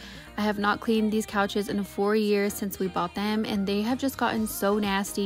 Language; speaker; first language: English; native; English